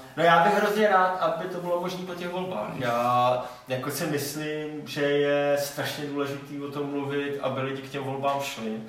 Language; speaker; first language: Czech; non-native, local second language; Polish